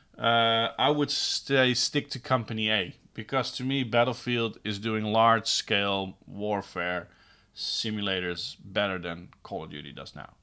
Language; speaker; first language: English; non-native, fluent; Dutch